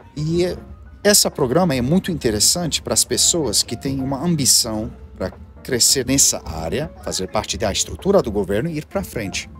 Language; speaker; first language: Portuguese; non-native, learner; Armenian